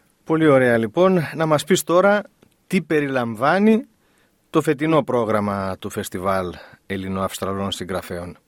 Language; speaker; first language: Greek; native; Greek